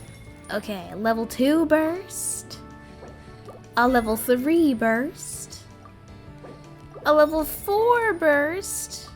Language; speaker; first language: English; native; English